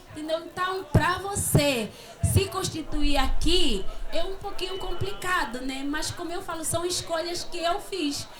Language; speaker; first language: Portuguese; native; Portuguese